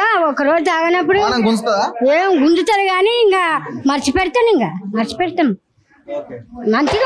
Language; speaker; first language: Telugu; native; Telugu